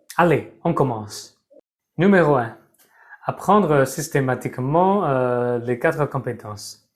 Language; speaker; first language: French; non-native, fluent; Burmese